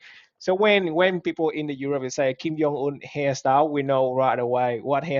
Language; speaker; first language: English; non-native, fluent; Vietnamese